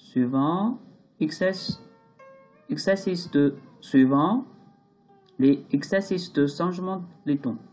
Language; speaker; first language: French; non-native, learner; Chinese